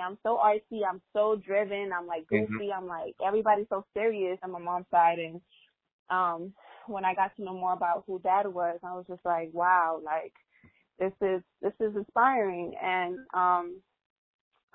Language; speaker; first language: English; non-native, fluent; Spanish